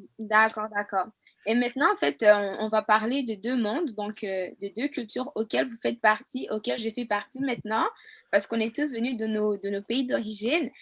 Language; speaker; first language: French; native; French